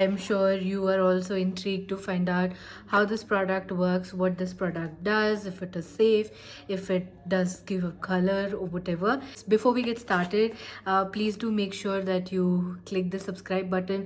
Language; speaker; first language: English; non-native, local second language; Hindi